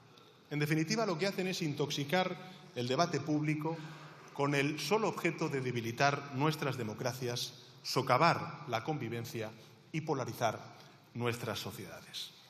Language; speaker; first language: Spanish; native; Spanish